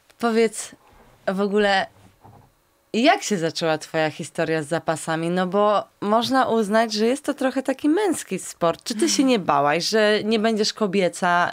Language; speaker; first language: Polish; native; Polish